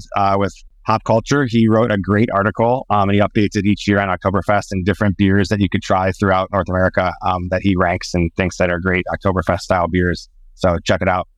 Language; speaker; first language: English; native; English